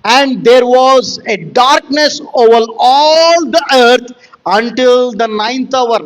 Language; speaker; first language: English; non-native, local second language; Telugu